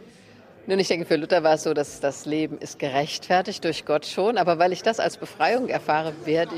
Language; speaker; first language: German; native; German